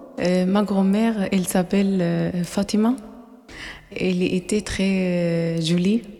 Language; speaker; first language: French; non-native, learner; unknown